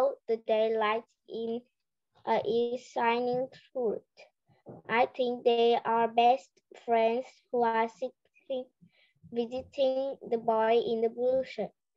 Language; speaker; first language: English; non-native, learner; Vietnamese